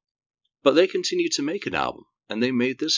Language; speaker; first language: English; native; English